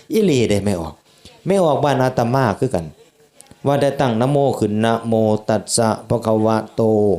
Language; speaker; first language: Thai; native; Thai